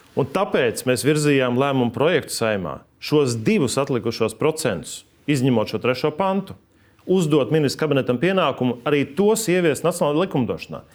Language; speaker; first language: Latvian; native; Latvian